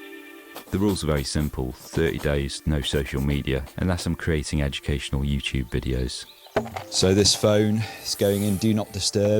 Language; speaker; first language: English; native; English